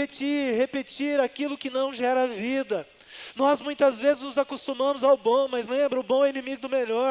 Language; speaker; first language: Portuguese; native; Portuguese